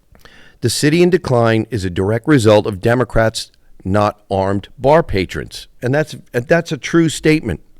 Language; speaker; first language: English; native; English